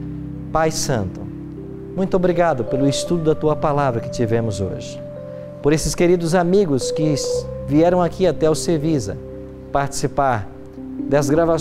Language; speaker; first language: Portuguese; native; Portuguese